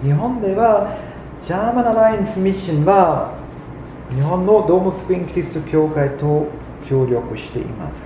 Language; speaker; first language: Japanese; non-native, fluent; German